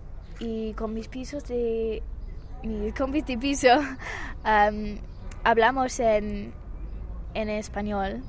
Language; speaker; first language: Spanish; non-native, fluent; English